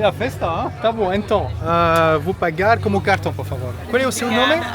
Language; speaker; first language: Portuguese; non-native, learner; French